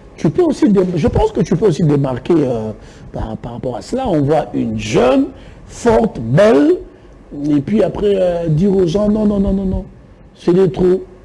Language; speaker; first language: French; non-native, local second language; Lingala